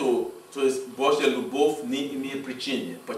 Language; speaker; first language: Russian; non-native, fluent; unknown